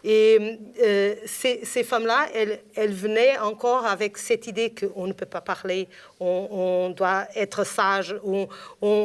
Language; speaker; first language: French; non-native, fluent; Portuguese